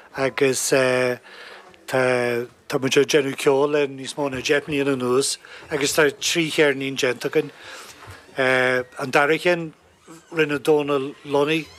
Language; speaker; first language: Irish; native; Irish